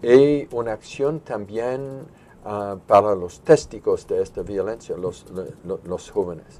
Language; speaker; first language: Spanish; non-native, fluent; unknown